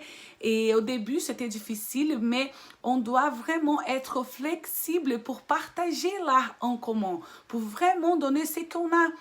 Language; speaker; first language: French; non-native, fluent; Portuguese